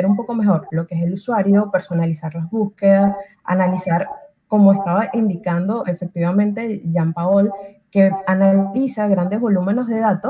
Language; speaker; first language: Spanish; native; Spanish